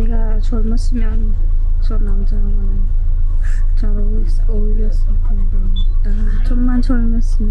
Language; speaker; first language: Korean; non-native, fluent; Turkmen